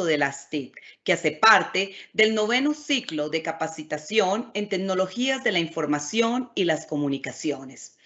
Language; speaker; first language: Spanish; native; Spanish